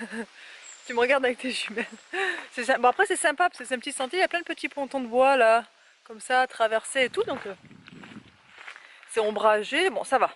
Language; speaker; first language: French; native; French